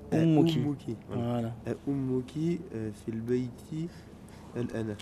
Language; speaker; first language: Arabic; non-native, learner; French